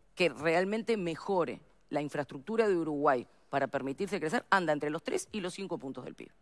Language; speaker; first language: Spanish; native; Spanish